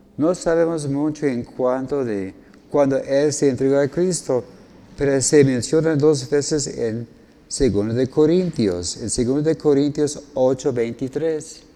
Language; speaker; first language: Spanish; non-native, fluent; English